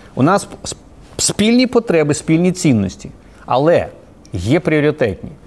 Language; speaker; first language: Ukrainian; native; Ukrainian